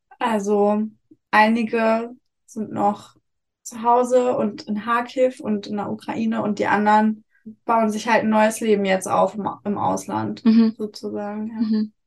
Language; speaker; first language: German; native; German